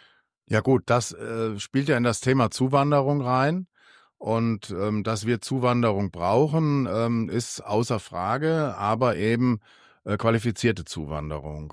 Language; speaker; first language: German; native; German